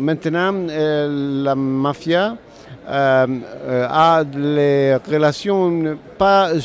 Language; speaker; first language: French; non-native, learner; Italian